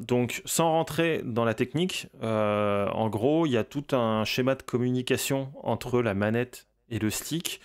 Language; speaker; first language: French; native; French